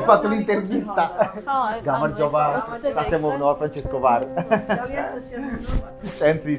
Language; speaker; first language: Georgian; non-native, learner; Italian